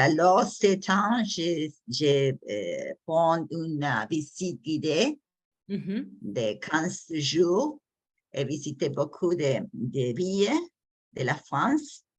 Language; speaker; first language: French; non-native, learner; English